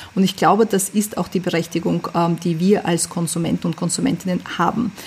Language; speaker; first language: German; early bilingual, other home language; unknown